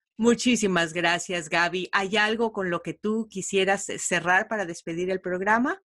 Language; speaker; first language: Spanish; native; Spanish